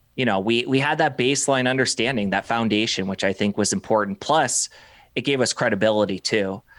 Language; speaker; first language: English; native; English